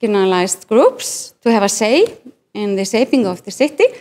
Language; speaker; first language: English; non-native, fluent; Icelandic